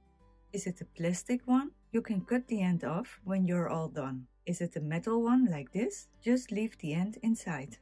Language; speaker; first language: English; non-native, fluent; Dutch